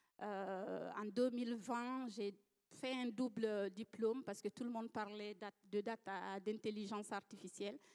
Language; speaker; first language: French; non-native, local second language; Fula